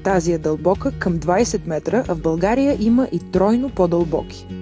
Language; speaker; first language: Bulgarian; native; Bulgarian